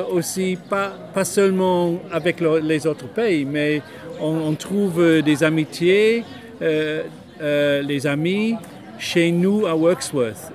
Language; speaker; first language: French; non-native, fluent; English